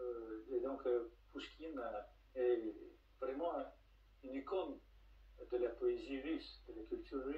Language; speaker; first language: French; non-native, fluent; Russian